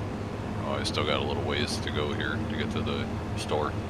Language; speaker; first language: English; native; English